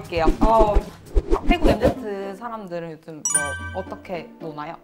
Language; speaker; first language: Korean; native; Korean